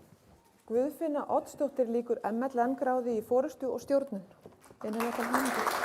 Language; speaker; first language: Icelandic; native; Icelandic